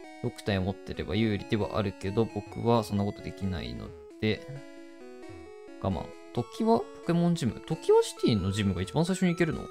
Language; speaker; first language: Japanese; native; Japanese